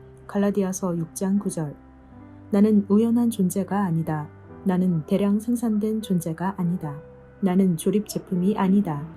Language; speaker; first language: Korean; native; Korean